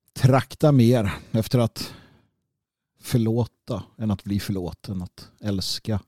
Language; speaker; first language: Swedish; native; Swedish